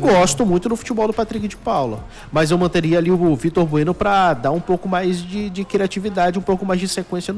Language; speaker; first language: Portuguese; native; Portuguese